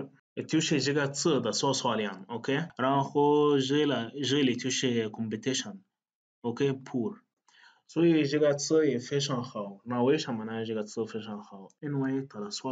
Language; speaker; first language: Chinese; non-native, fluent; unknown